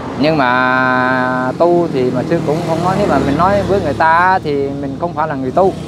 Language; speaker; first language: Vietnamese; non-native, local second language; Eastern Cham